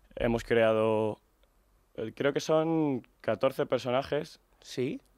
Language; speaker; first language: Spanish; native; Spanish